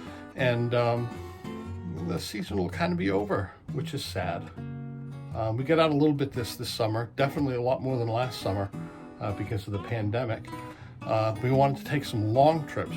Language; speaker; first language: English; native; English